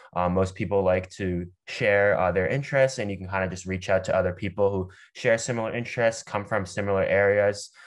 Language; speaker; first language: English; native; English